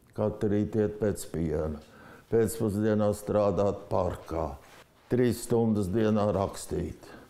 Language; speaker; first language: Latvian; native; Latvian